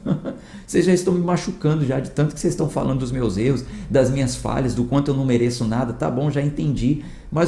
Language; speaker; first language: Portuguese; native; Portuguese